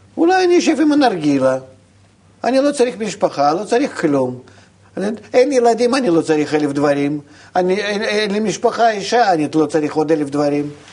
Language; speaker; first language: Hebrew; non-native, fluent; Russian